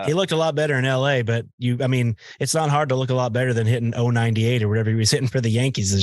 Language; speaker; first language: English; native; English